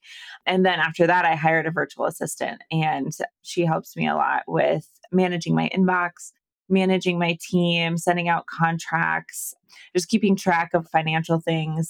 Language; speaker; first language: English; native; English